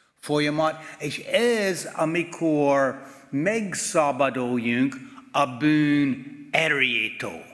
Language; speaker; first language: Hungarian; non-native, fluent; English